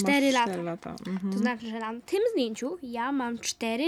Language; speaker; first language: Polish; early bilingual, heritage; Polish